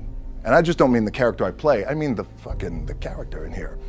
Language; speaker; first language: English; native; English